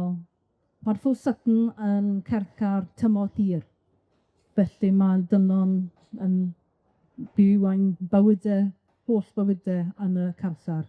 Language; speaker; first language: Welsh; non-native, local second language; English